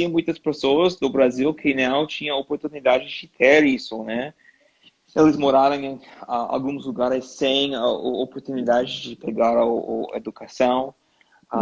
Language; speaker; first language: Portuguese; non-native, learner; English